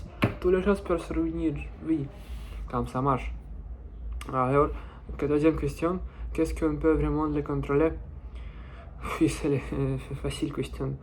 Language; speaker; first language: French; non-native, learner; Russian